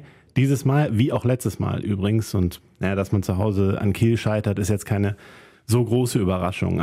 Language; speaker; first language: German; native; German